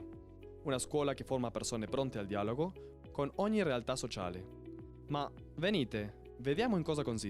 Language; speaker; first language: Italian; native; Italian